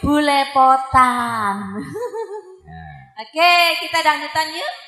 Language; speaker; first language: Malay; non-native, local second language; Javanese